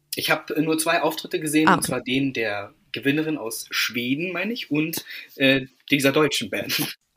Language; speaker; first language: German; native; German